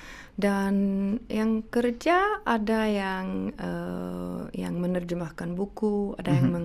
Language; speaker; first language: Indonesian; non-native, fluent; Czech